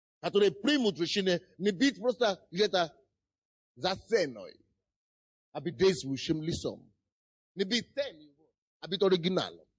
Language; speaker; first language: Russian; non-native, fluent; Yoruba